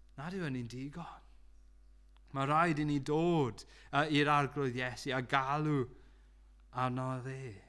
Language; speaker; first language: Welsh; non-native, local second language; English